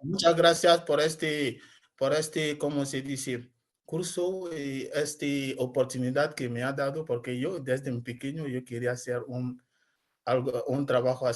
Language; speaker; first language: Spanish; non-native, learner; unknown